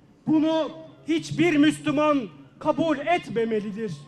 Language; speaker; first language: Turkish; native; Turkish